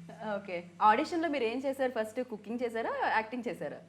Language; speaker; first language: Telugu; native; Telugu